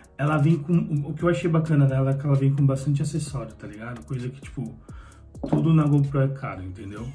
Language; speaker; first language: Portuguese; native; Portuguese